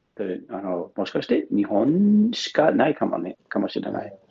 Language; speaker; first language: Japanese; non-native, fluent; English